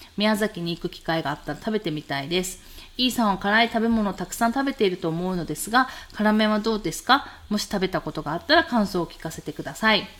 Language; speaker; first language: Japanese; native; Japanese